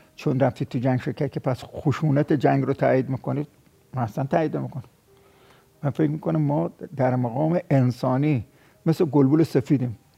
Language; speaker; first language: Persian; native; Persian